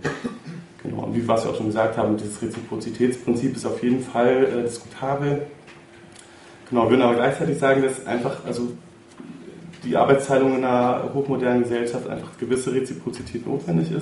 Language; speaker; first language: German; native; German